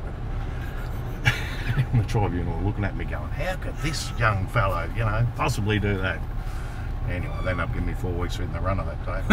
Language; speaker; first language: English; native; English